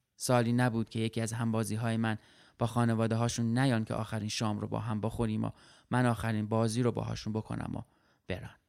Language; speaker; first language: Persian; early bilingual, other home language; Arabic